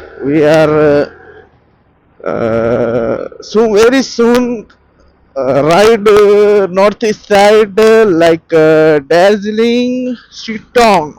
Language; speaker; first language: English; non-native, local second language; Bangla